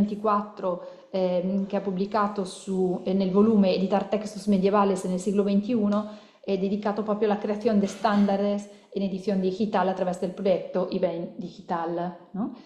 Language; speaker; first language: Italian; native; Italian